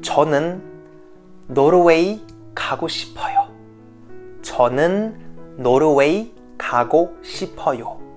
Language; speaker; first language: Korean; non-native, fluent; French